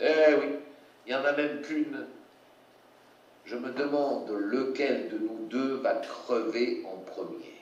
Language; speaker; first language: French; native; French